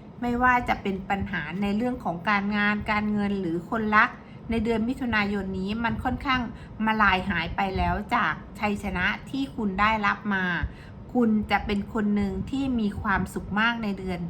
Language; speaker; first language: Thai; native; Thai